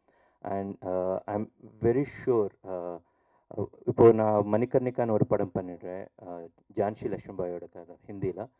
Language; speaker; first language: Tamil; non-native, learner; Telugu